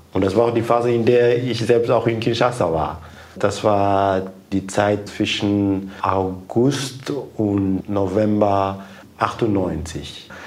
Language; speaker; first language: German; non-native, fluent; Lingala